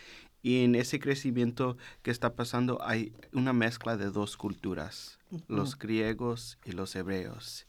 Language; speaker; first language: Spanish; early bilingual, heritage; Spanish